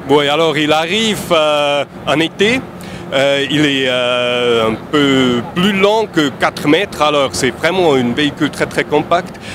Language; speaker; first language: French; non-native, fluent; German